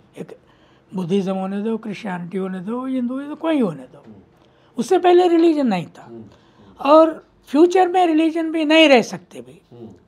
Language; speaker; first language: Hindi; non-native, local second language; Telugu